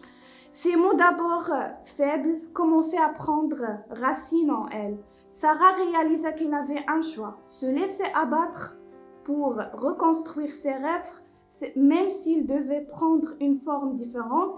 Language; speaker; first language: French; non-native, local second language; Arabic